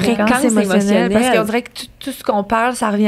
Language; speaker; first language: French; native; French